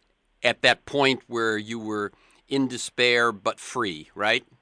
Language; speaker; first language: English; native; English